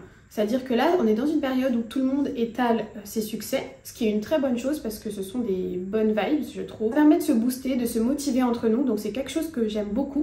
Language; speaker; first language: French; native; French